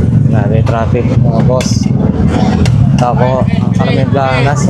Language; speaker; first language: Filipino; native; Filipino